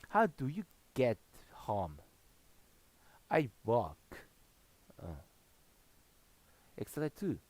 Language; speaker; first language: English; non-native, learner; Japanese